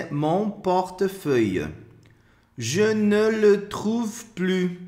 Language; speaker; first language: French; non-native, fluent; Portuguese